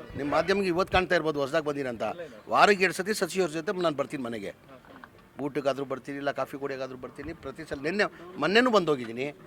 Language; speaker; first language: Kannada; non-native, local second language; Urdu